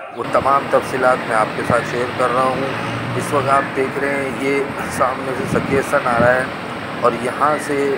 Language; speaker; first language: Urdu; native; Urdu